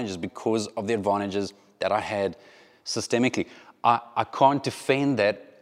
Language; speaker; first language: English; native; English